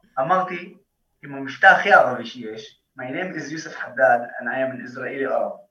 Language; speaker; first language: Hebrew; non-native, local second language; Arabic